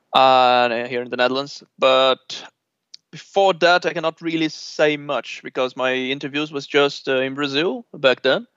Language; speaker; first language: English; non-native, fluent; Portuguese